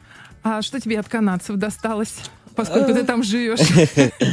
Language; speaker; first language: Russian; native; Russian